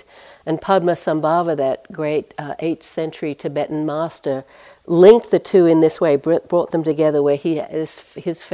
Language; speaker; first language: English; native; English